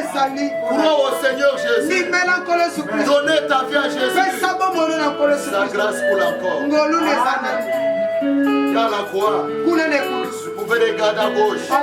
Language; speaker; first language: French; non-native, local second language; Lingala